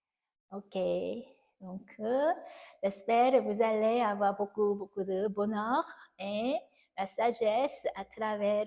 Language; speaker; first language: French; non-native, fluent; Korean